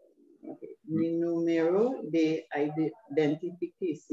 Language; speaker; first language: Spanish; non-native, learner; English